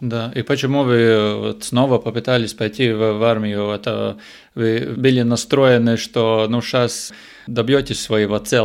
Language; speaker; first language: Russian; non-native, local second language; Latvian